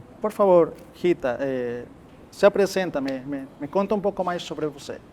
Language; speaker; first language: Portuguese; non-native, fluent; Spanish